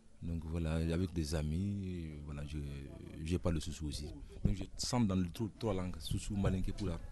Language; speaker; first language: French; non-native, local second language; Mandingo